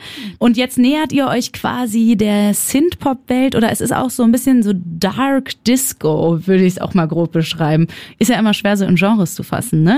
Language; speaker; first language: German; native; German